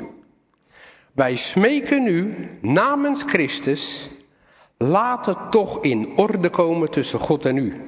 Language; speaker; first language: Dutch; native; Dutch